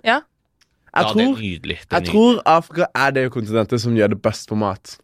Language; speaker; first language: Norwegian; early bilingual, other home language; Kinyarwanda